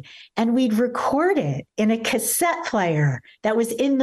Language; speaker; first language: English; native; English